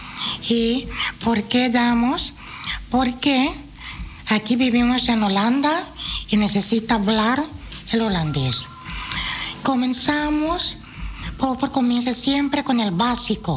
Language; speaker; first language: Spanish; non-native, fluent; Dutch